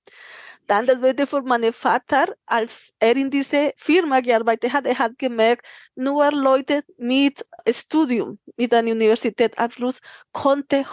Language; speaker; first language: German; non-native, fluent; Spanish